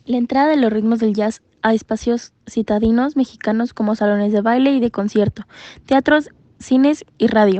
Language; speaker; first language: Spanish; native; Spanish